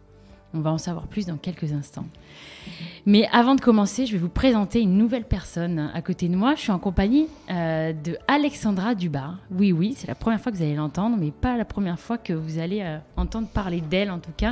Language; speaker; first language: French; native; French